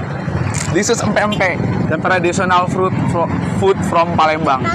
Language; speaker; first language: English; non-native, learner; Indonesian